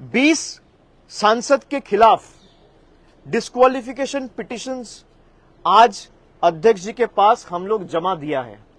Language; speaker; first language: Hindi; non-native, local second language; Bangla